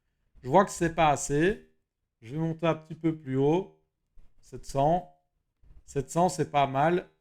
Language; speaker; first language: French; native; French